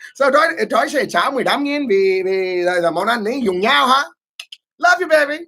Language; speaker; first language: Vietnamese; non-native, learner; English